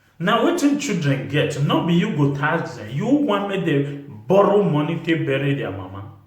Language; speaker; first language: Nigerian Pidgin; non-native, local second language; Bini